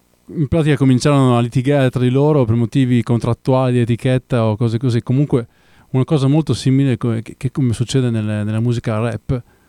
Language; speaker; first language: Italian; native; Italian